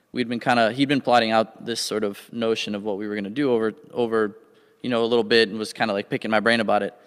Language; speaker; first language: English; native; English